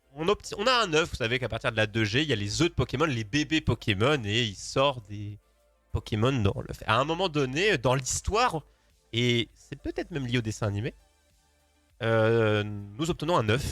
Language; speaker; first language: French; native; French